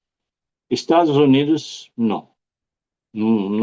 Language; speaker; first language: Spanish; non-native, fluent; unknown